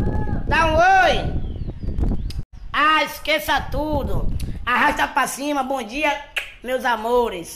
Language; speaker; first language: Portuguese; native; Portuguese